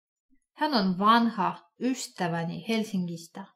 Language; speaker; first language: Finnish; non-native, fluent; Russian